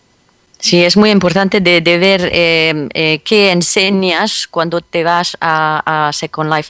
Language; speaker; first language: Spanish; non-native, fluent; French